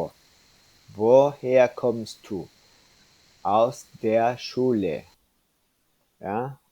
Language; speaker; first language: German; non-native, fluent; Spanish